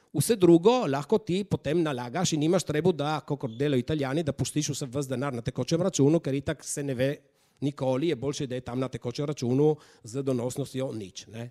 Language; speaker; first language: Slovenian; native; Slovenian